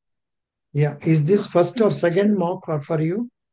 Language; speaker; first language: English; non-native, local second language; Telugu